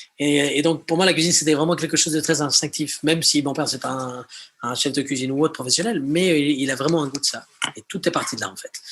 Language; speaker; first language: French; early bilingual, heritage; French